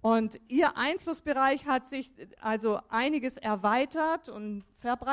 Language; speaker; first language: German; native; German